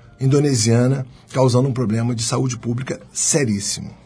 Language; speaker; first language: Portuguese; native; Portuguese